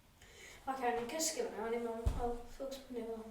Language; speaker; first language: Welsh; non-native, local second language; English